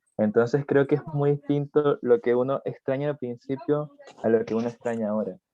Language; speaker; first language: Spanish; native; Spanish